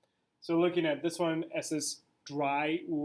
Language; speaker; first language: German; non-native, fluent; English